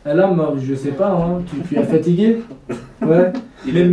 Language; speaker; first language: French; non-native, fluent; Kurdish